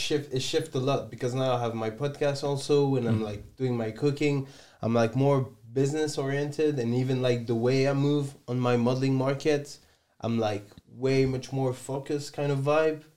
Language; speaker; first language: English; non-native, fluent; French